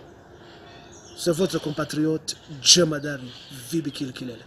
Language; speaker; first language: French; non-native, local second language; Lingala